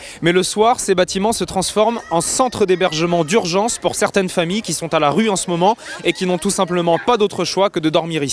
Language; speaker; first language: French; native; French